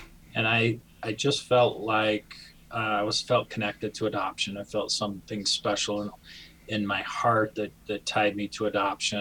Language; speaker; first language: English; native; English